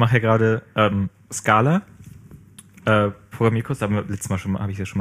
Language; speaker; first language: German; native; German